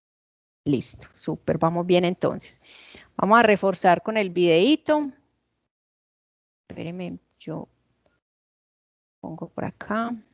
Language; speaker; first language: Spanish; native; Spanish